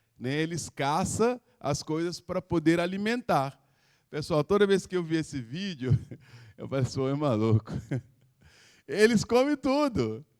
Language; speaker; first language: Portuguese; non-native, local second language; Upper Guinea Crioulo